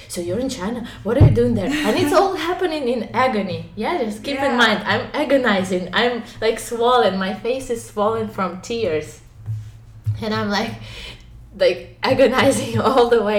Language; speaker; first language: English; non-native, fluent; Ukrainian